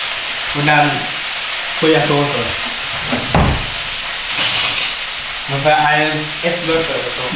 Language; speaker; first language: German; non-native, learner; Thai